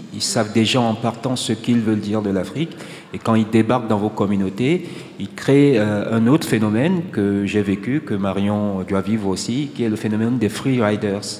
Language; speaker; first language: French; non-native, local second language; Ewe